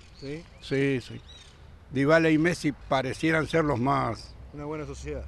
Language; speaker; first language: Spanish; native; Spanish